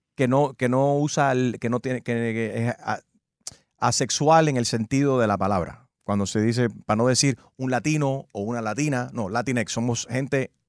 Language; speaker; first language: Spanish; early bilingual, heritage; Spanish